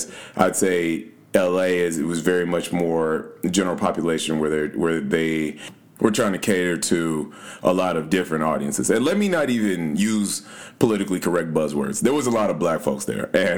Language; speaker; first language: English; native; English